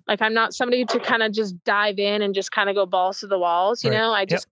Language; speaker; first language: English; native; English